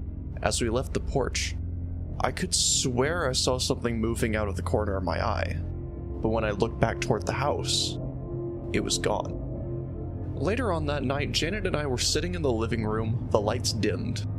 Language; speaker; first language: English; native; English